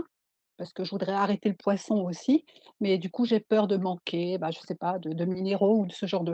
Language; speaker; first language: French; native; French